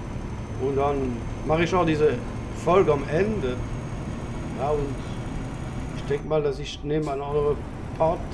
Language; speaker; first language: German; non-native, learner; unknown